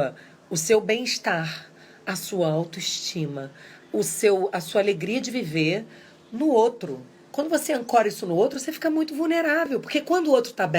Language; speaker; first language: Portuguese; native; Portuguese